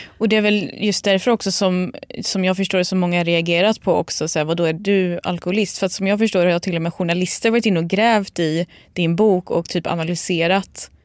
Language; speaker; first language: Swedish; native; Swedish